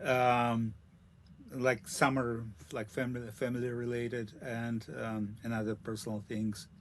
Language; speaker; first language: English; non-native, learner; Russian